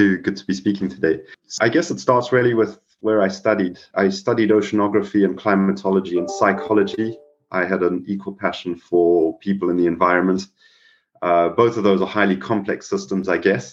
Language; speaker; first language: English; native; English